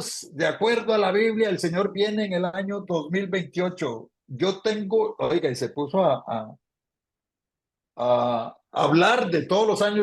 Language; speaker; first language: Spanish; native; Spanish